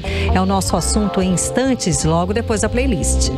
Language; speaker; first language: Portuguese; native; Portuguese